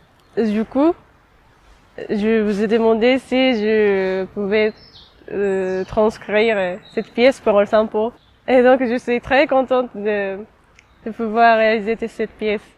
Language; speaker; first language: French; non-native, fluent; Japanese